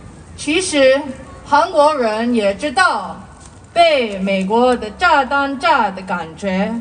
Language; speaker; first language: Chinese; non-native, learner; Korean